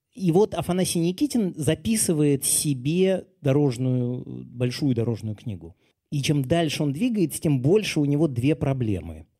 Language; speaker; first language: Russian; native; Russian